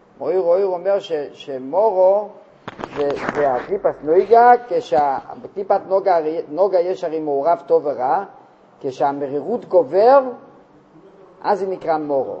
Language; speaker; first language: Hebrew; non-native, fluent; Russian